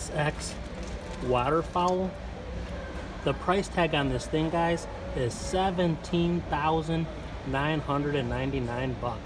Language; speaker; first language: English; native; English